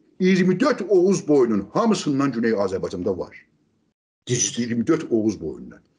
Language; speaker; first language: Azerbaijani; native; Azerbaijani